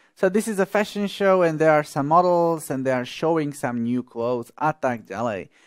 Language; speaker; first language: English; non-native, fluent; Slovak